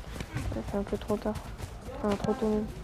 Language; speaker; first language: French; native; French